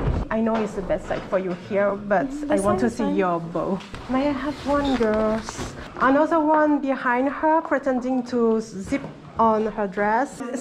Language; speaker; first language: English; non-native, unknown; French